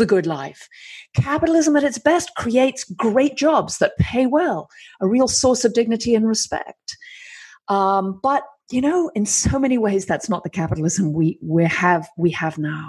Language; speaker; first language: English; native; English